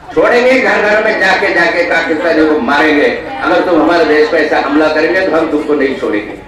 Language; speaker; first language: Hindi; non-native, local second language; Marathi